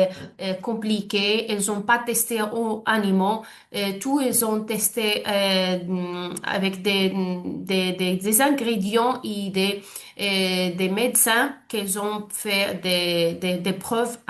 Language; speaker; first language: French; non-native, learner; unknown